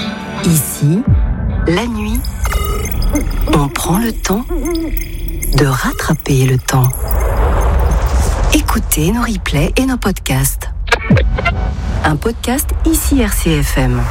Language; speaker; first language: French; native; French